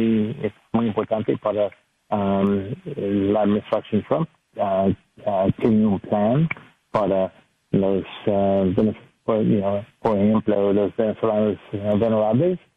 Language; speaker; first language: Spanish; non-native, learner; English